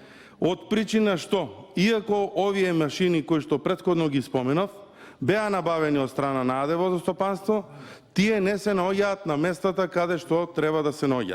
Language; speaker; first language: Macedonian; native; Macedonian